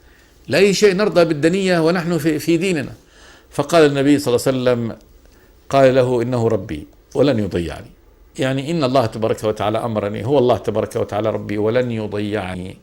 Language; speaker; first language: Arabic; native; Arabic